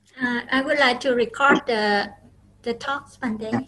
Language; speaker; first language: English; non-native, fluent; Vietnamese